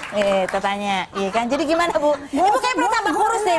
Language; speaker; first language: Indonesian; native; Indonesian